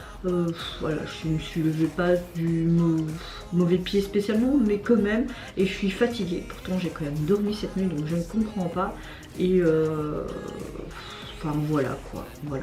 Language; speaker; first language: French; native; French